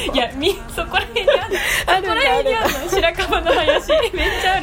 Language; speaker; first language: Japanese; native; Japanese